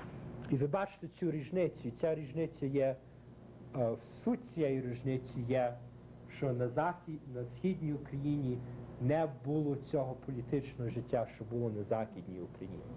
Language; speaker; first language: Ukrainian; early bilingual, heritage; Ukrainian